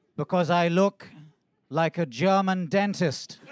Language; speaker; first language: English; native; English